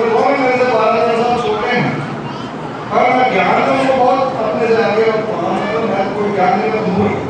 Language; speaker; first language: Hindi; non-native, local second language; Punjabi